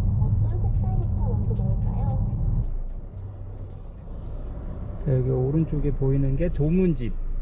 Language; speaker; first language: Korean; native; Korean